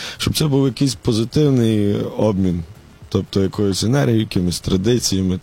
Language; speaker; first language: Ukrainian; native; Ukrainian